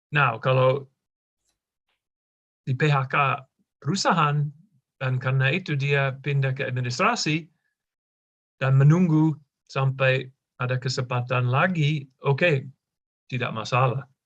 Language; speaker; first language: Indonesian; non-native, fluent; English